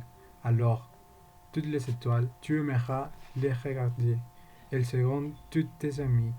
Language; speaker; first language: French; non-native, learner; Spanish